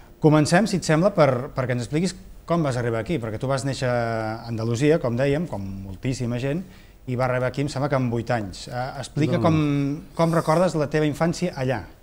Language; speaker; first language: Catalan; native; Catalan